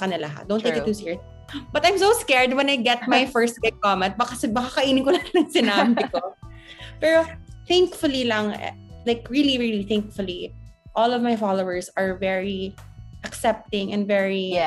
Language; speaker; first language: English; non-native, local second language; Hiligaynon